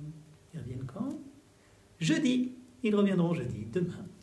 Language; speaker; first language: French; native; French